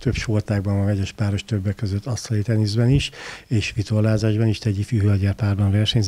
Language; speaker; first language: Hungarian; native; Hungarian